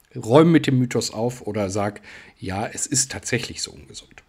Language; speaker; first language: German; native; German